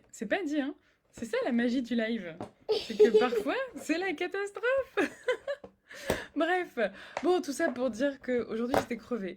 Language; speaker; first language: French; native; French